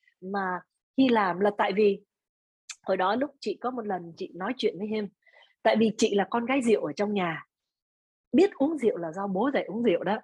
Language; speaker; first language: Vietnamese; early bilingual, other home language; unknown